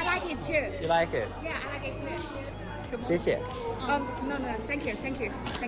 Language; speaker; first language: English; non-native, learner; Chinese